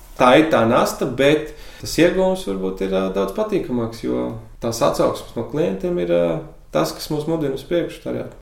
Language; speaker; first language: Latvian; native; Latvian